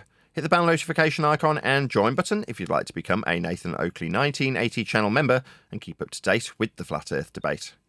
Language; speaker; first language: English; native; English